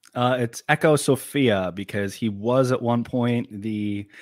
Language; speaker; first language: English; native; English